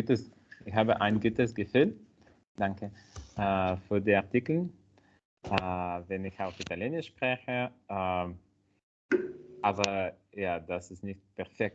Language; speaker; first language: German; non-native, learner; Italian